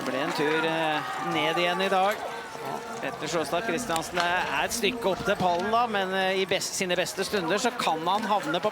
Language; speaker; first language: Norwegian; native; Norwegian